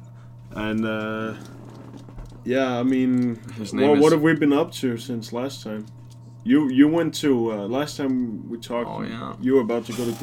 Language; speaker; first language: English; non-native, fluent; Danish